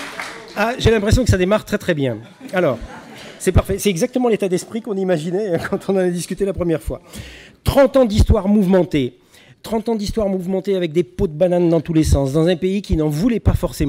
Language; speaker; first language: French; native; French